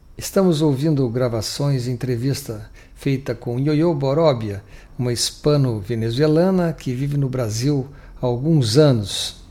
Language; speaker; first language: Portuguese; native; Portuguese